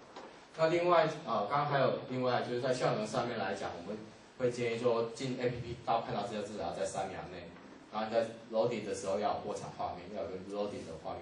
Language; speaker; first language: Chinese; native; Chinese